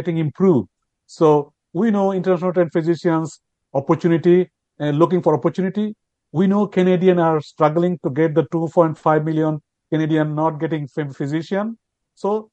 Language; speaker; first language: English; non-native, local second language; Bangla